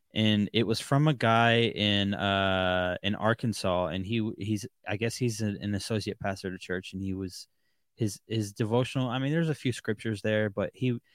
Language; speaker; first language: English; native; English